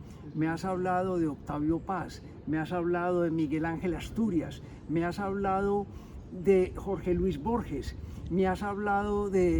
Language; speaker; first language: Spanish; native; Spanish